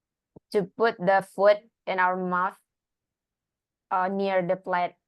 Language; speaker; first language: English; non-native, learner; Indonesian